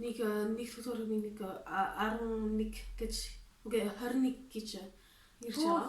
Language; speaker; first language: Mongolian; early bilingual, heritage; Mongolian